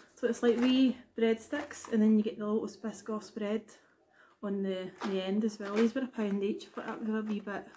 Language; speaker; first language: English; native; English